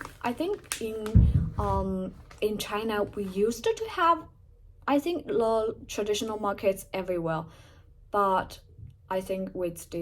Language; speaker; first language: English; non-native, fluent; Chinese